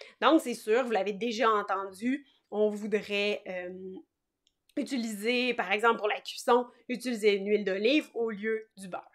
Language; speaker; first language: French; native; French